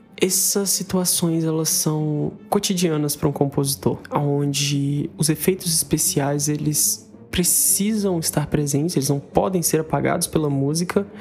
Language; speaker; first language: Portuguese; native; Portuguese